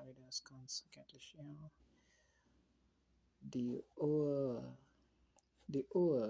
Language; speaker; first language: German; non-native, learner; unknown